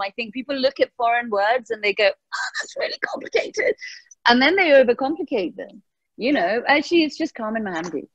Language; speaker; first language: English; early bilingual, other home language; Persian